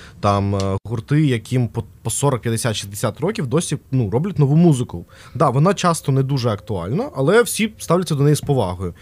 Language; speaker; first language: Ukrainian; non-native, local second language; Russian